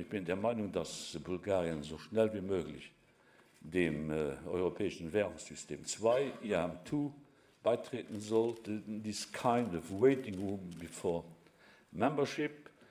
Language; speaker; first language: German; non-native, local second language; Luxembourgish